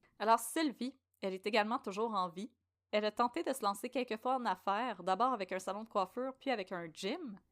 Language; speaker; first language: French; native; French